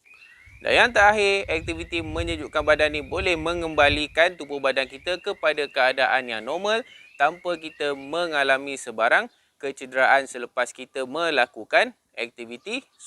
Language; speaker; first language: Malay; native; Malay